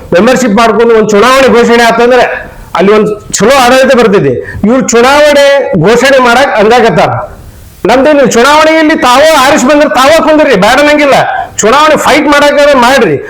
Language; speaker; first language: Kannada; non-native, local second language; Urdu